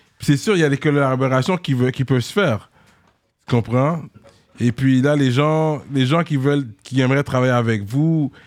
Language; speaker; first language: French; native; French